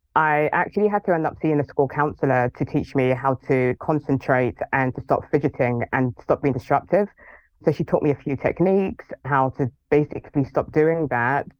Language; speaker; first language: English; early bilingual, other home language; Yoruba